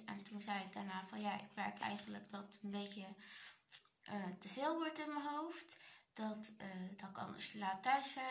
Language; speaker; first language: Dutch; native; Dutch